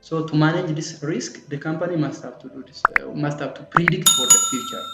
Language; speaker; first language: English; non-native, local second language; Amharic